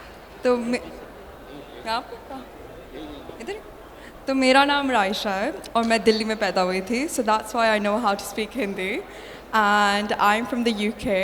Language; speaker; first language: Hindi; early bilingual, other home language; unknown